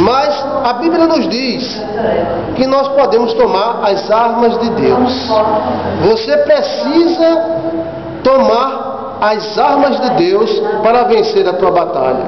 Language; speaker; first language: Portuguese; native; Portuguese